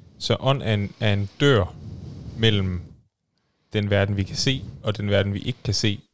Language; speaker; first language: Danish; native; Danish